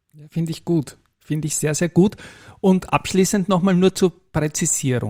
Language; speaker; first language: German; native; German